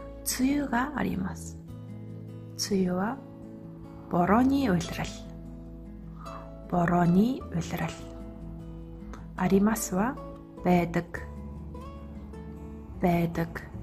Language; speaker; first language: Japanese; non-native, fluent; Mongolian